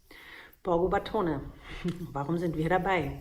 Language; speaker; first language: German; native; German